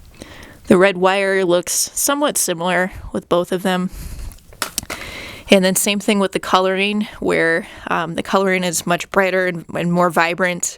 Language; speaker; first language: English; native; English